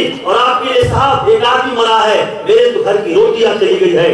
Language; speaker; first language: Hindi; native; Hindi